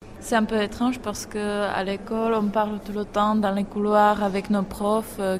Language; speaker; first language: French; non-native, fluent; Czech